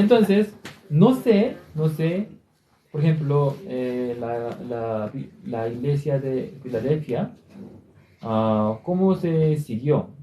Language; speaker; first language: Spanish; non-native, learner; Korean